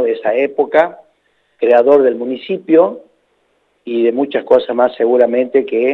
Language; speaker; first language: Spanish; native; Spanish